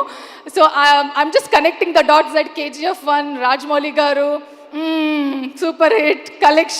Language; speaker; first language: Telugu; non-native, learner; Kannada